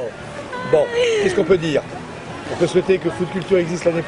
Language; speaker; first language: French; native; French